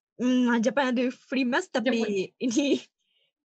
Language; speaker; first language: Indonesian; non-native, learner; Japanese